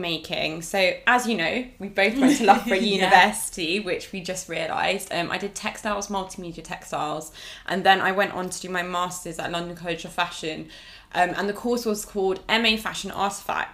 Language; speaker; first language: English; native; English